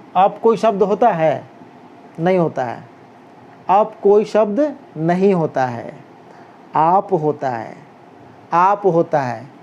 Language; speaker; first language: Hindi; native; Hindi